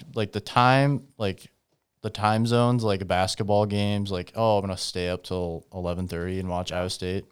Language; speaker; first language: English; native; English